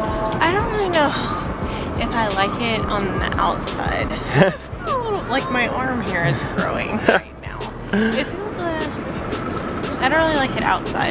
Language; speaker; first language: English; native; English